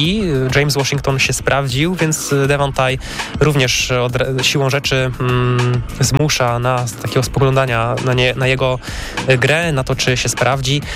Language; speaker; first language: Polish; native; Polish